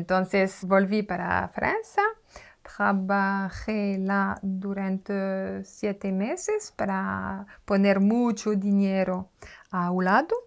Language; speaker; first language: Spanish; non-native, learner; French